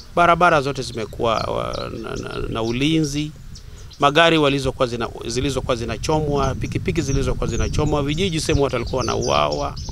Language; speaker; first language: Swahili; non-native, local second language; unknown